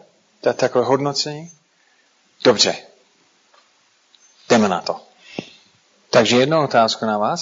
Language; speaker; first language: Czech; non-native, fluent; English